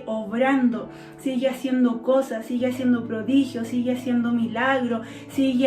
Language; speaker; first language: Spanish; native; Spanish